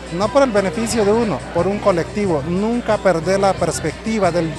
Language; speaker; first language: Spanish; non-native, local second language; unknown